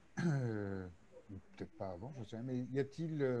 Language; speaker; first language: French; native; French